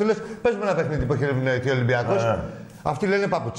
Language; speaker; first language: Greek; native; Greek